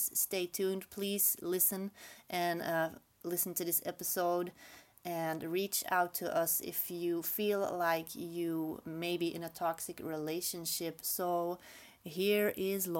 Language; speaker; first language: English; non-native, fluent; Dutch